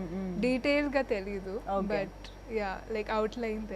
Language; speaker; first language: Telugu; non-native, fluent; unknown